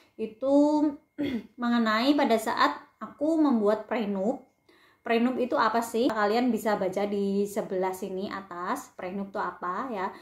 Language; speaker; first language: Indonesian; native; Indonesian